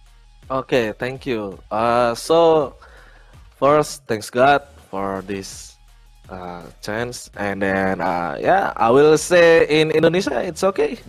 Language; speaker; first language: English; non-native, learner; Indonesian